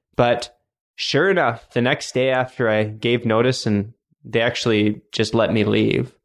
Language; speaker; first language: English; native; English